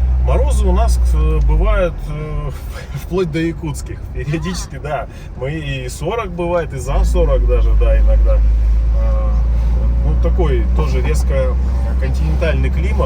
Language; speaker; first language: Russian; native; Russian